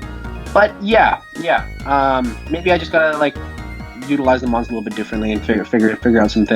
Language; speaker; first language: English; native; English